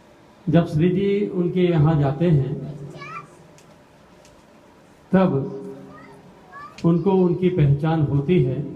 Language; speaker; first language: Hindi; non-native, local second language; Gujarati